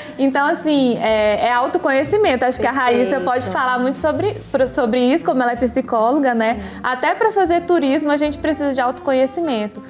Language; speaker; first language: Portuguese; native; Portuguese